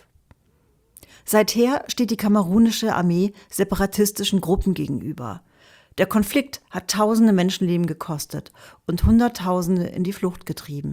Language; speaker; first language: German; native; German